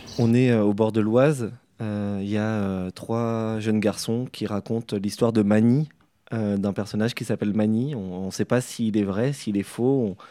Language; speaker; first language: French; native; French